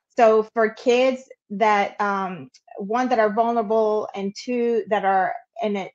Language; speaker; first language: English; non-native, fluent; Spanish